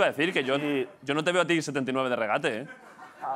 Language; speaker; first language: Spanish; native; Spanish